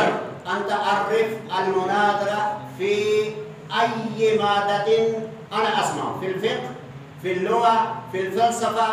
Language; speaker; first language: Arabic; non-native, fluent; Urdu